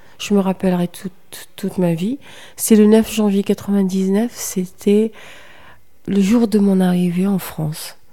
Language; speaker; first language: French; non-native, local second language; Kabyle